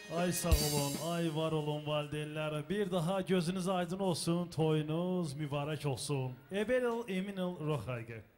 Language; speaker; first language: Azerbaijani; non-native, local second language; Avaric